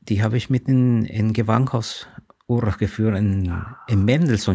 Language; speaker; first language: German; non-native, fluent; Spanish